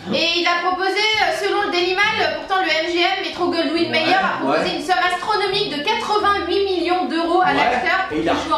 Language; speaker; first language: French; native; French